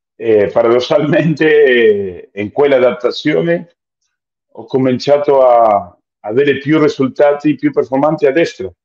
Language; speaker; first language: Italian; non-native, fluent; Spanish